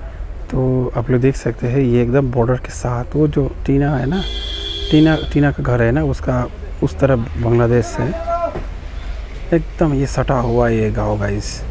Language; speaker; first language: Hindi; non-native, local second language; Bangla